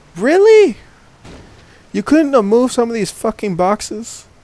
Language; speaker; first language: English; native; English